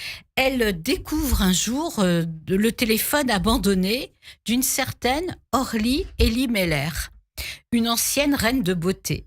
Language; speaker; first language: French; native; French